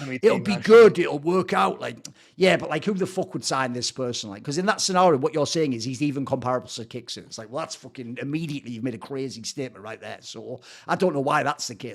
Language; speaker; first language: English; native; English